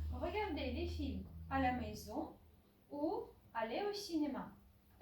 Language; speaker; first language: French; non-native, fluent; Ukrainian